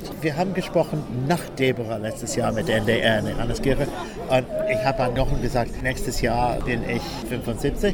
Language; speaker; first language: German; non-native, learner; English